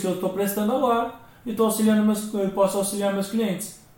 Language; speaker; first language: Portuguese; native; Portuguese